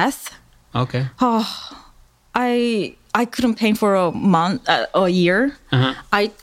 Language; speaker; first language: English; non-native, fluent; Korean